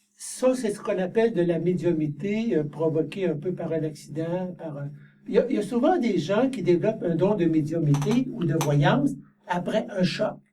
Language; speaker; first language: French; native; French